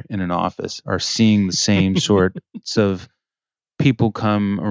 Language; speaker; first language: English; early bilingual, other home language; French